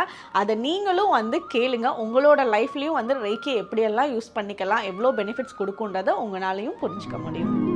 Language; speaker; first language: Tamil; native; Tamil